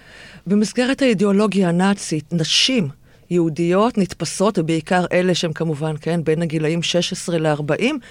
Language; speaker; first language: Hebrew; native; Hebrew